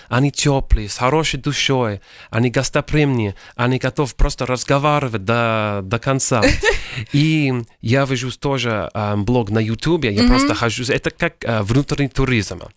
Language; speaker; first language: Russian; non-native, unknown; English